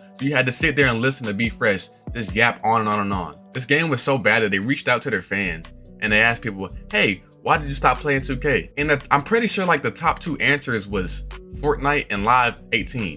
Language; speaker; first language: English; native; English